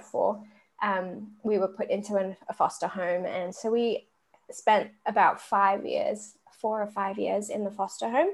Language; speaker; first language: English; native; English